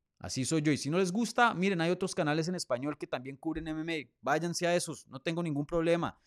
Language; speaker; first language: Spanish; native; Spanish